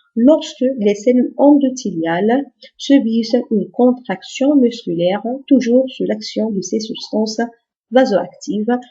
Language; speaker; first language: French; non-native, local second language; Arabic